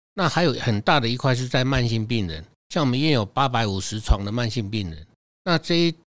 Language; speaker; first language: Chinese; native; Chinese